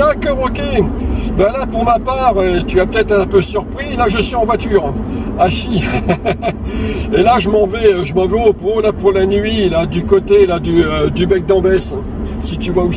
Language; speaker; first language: French; native; French